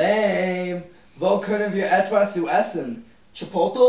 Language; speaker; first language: German; non-native, learner; English